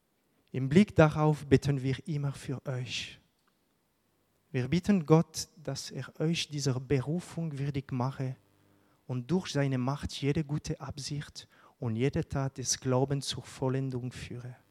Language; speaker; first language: German; non-native, local second language; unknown